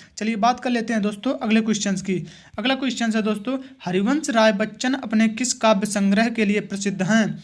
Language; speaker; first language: Hindi; native; Hindi